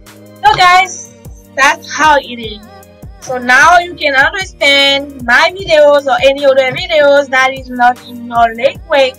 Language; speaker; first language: English; non-native, fluent; French